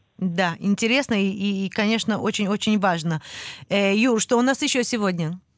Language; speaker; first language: Russian; early bilingual, heritage; Russian